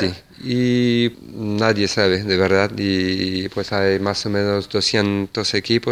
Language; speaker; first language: Spanish; non-native, fluent; French